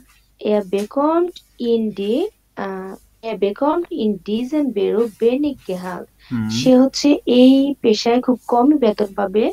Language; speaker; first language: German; non-native, learner; Bangla